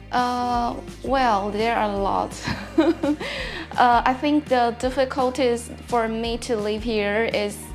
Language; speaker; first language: English; non-native, fluent; Chinese